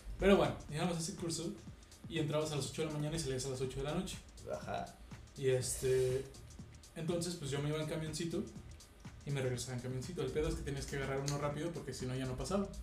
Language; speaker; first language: Spanish; native; Spanish